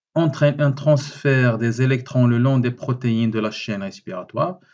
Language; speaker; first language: French; non-native, local second language; Arabic